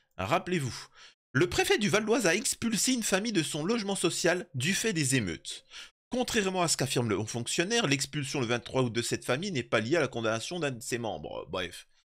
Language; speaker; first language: French; native; French